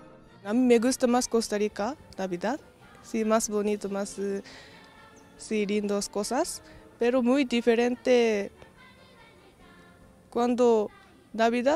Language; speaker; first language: Spanish; non-native, learner; Japanese